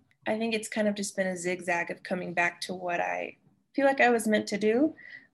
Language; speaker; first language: English; native; English